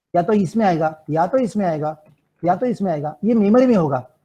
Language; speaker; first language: Hindi; non-native, local second language; Gujarati